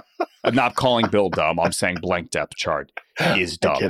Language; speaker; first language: English; native; English